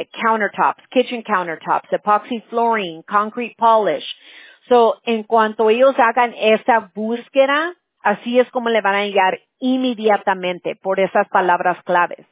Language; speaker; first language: Spanish; early bilingual, heritage; Spanish